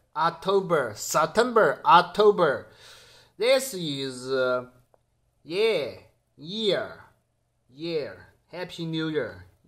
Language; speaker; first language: English; non-native, learner; Chinese